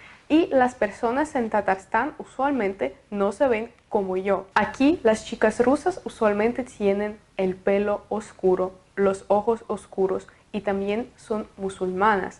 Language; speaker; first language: Spanish; non-native, fluent; Russian